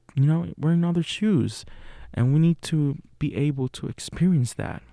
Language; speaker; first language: English; non-native, fluent; Spanish